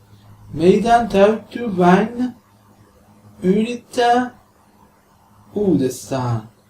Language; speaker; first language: Finnish; non-native, learner; Persian